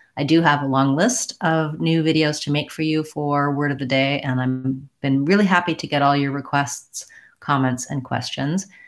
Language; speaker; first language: English; native; English